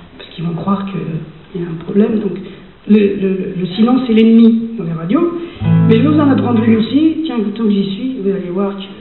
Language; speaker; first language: French; early bilingual, other home language; Spanish